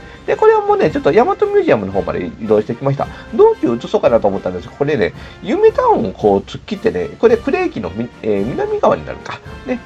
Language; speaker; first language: Japanese; native; Japanese